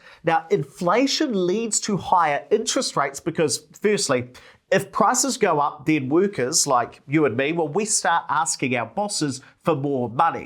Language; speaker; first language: English; native; English